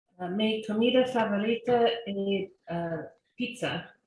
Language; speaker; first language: Spanish; non-native, learner; English